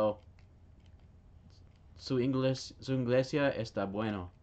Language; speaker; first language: Spanish; non-native, learner; English